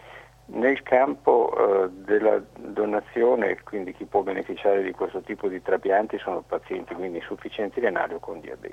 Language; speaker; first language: Italian; native; Italian